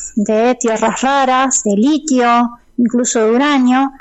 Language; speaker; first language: Spanish; native; Spanish